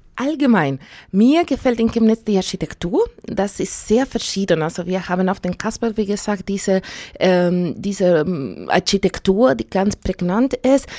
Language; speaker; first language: German; non-native, fluent; Spanish